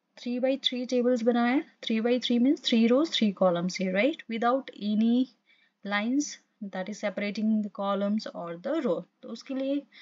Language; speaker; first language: Hindi; non-native, local second language; Assamese